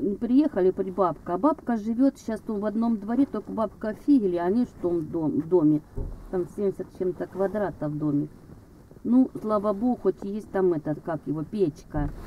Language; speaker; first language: Russian; native; Russian